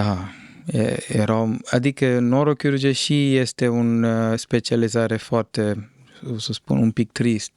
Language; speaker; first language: Romanian; non-native, fluent; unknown